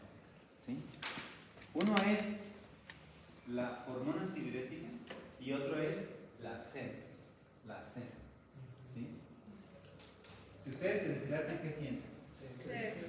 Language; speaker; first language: Spanish; native; Spanish